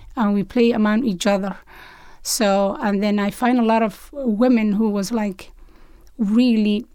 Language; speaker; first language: English; non-native, learner; Somali